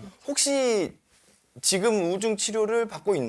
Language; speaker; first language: Korean; native; Korean